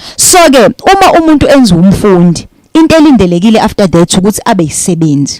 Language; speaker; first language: Zulu; native; Zulu